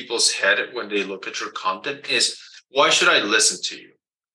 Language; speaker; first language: English; non-native, fluent; Spanish